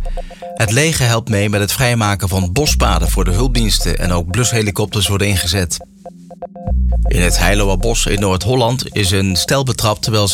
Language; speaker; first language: Dutch; native; Dutch